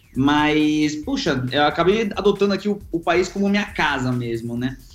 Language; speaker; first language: Portuguese; early bilingual, other home language; Spanish